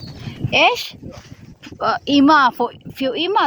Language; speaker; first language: German; non-native, learner; Cebuano